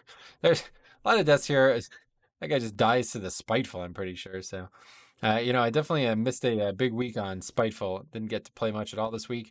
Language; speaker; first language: English; native; English